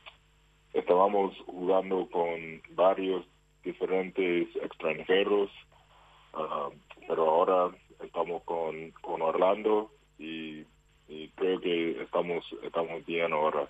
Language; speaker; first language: Spanish; non-native, fluent; English